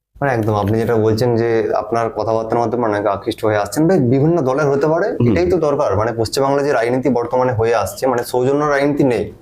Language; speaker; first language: Bangla; native; Bangla